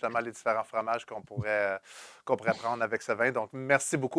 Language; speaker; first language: French; native; French